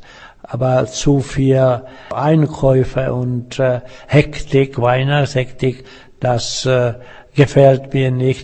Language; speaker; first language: German; non-native, fluent; Czech